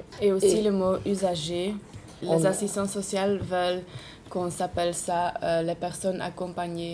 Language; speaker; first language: French; non-native, local second language; Dutch